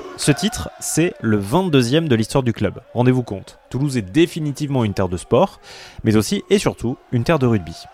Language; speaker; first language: French; native; French